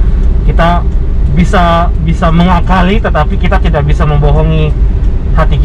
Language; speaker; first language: Indonesian; native; Indonesian